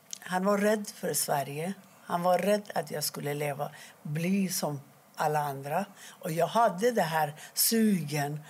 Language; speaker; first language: Swedish; non-native, fluent; Persian